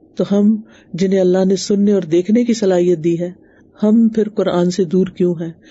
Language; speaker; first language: Urdu; native; Urdu